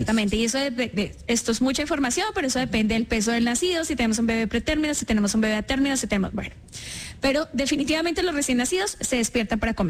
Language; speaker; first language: Spanish; native; Spanish